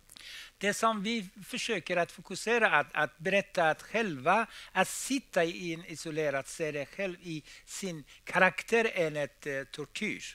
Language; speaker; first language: Swedish; non-native, fluent; Persian